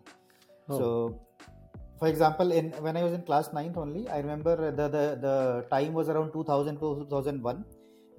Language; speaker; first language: English; non-native, local second language; Hindi